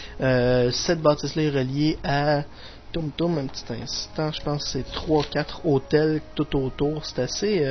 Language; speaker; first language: French; native; French